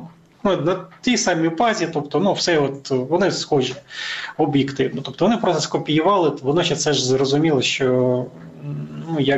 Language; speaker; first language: Ukrainian; native; Ukrainian